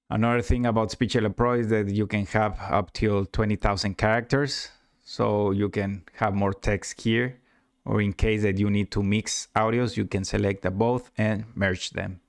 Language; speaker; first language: English; non-native, fluent; Spanish